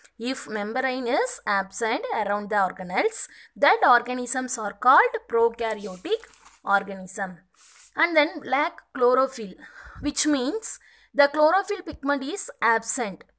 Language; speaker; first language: English; non-native, local second language; Tamil